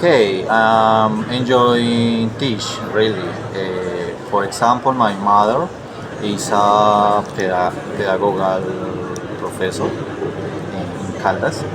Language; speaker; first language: English; non-native, learner; Spanish